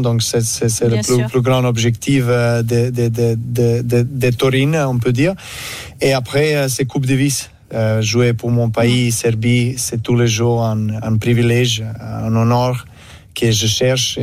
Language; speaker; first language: French; non-native, learner; Serbian